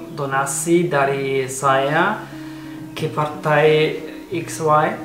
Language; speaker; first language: Indonesian; non-native, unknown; German